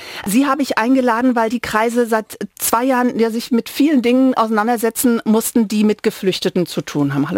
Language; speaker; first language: German; native; German